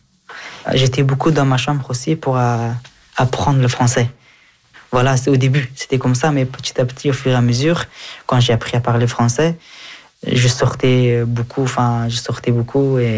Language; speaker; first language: French; early bilingual, other home language; Persian